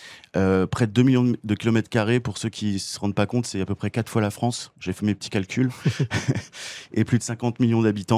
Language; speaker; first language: French; native; French